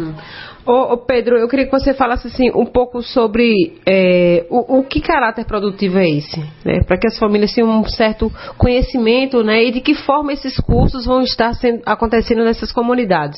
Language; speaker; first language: Portuguese; native; Portuguese